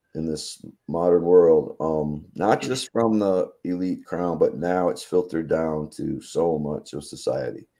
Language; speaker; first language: English; native; English